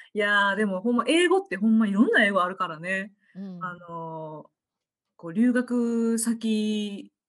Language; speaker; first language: Japanese; native; Japanese